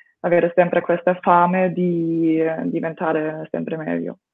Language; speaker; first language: Italian; non-native, fluent; German